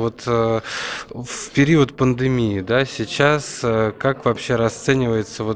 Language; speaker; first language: Russian; native; Russian